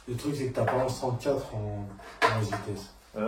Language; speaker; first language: French; native; French